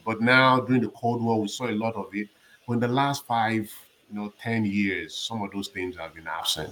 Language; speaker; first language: English; non-native, local second language; Yoruba